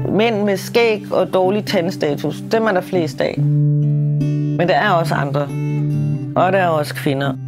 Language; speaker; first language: Danish; native; Danish